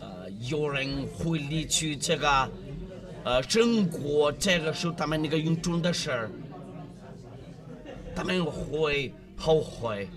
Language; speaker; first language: Chinese; non-native, learner; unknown